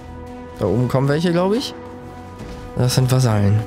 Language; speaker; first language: German; native; German